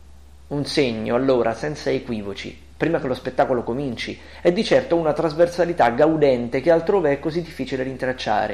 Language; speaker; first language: Italian; native; Italian